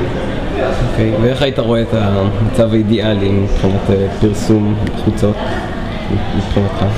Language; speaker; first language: Hebrew; native; Hebrew